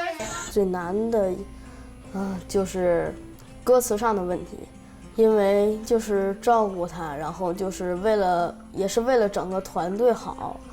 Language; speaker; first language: Chinese; native; Chinese